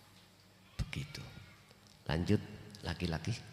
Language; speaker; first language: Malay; non-native, local second language; Javanese